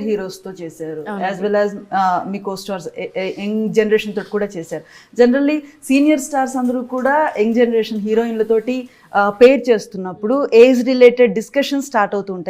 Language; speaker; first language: Telugu; native; Telugu